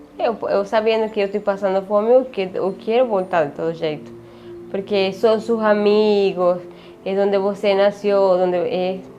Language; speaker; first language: Portuguese; non-native, learner; Spanish